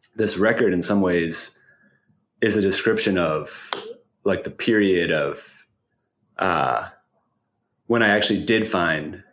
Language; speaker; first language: English; native; English